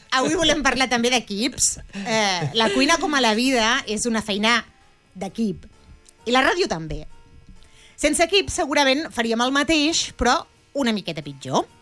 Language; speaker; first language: Catalan; native; Catalan